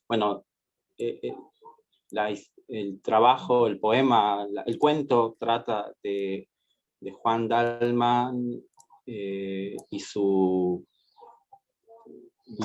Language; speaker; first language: Spanish; native; Spanish